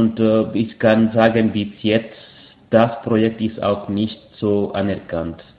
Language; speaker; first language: German; non-native, fluent; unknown